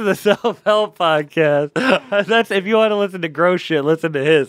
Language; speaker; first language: English; native; English